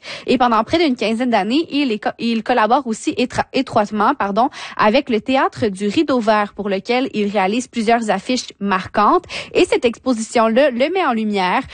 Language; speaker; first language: French; native; French